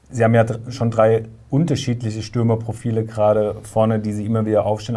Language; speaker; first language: German; native; German